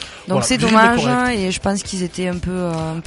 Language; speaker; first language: French; native; French